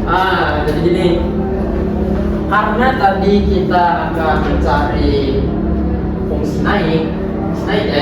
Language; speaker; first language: Indonesian; native; Indonesian